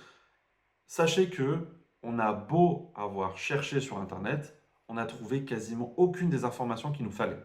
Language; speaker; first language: French; native; French